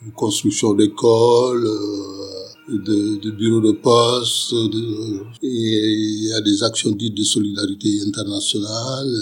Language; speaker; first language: French; non-native, local second language; Wolof